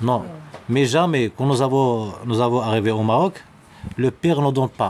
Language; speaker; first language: French; non-native, local second language; Arabic